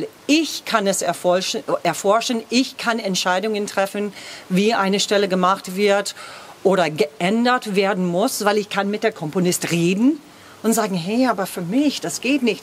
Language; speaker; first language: German; non-native, fluent; English